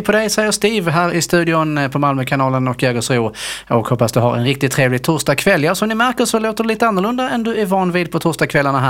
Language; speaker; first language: Swedish; native; Swedish